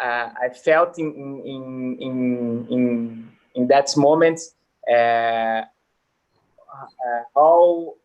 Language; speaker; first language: English; non-native, learner; Portuguese